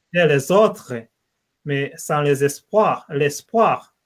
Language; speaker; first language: French; non-native, learner; English